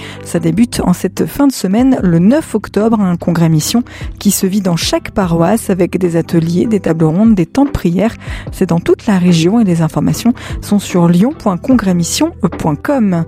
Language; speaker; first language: French; native; French